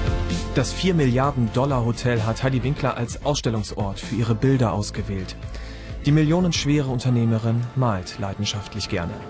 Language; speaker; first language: German; native; German